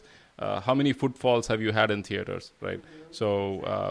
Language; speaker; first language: English; non-native, local second language; Kannada